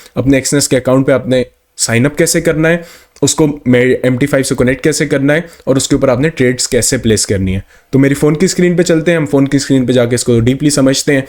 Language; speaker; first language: Urdu; non-native, local second language; Punjabi